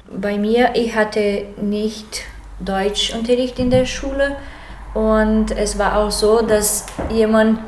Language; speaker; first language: German; early bilingual, heritage; German